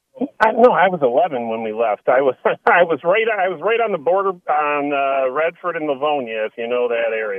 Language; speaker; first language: English; native; English